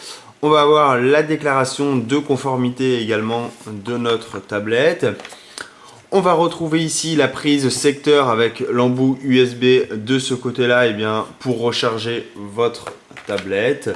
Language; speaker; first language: French; native; French